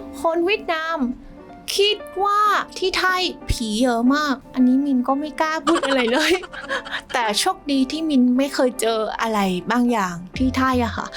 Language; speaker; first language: Thai; non-native, fluent; Vietnamese